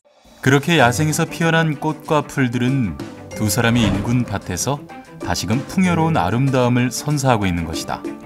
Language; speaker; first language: Korean; native; Korean